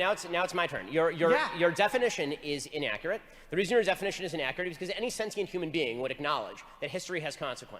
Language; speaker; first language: English; native; English